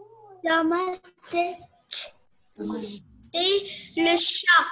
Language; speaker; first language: French; non-native, learner; Arabic